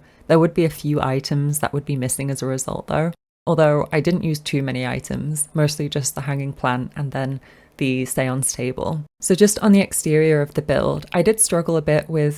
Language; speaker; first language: English; native; English